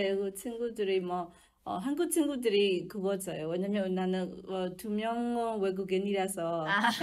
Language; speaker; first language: Korean; non-native, learner; Burmese